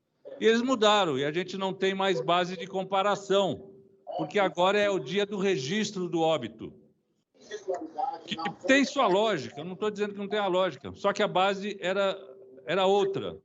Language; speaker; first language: Portuguese; native; Portuguese